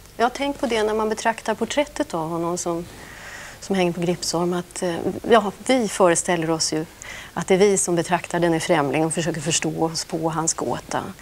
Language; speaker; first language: Swedish; native; Swedish